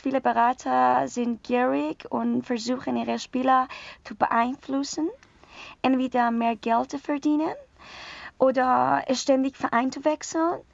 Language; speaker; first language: German; non-native, learner; Persian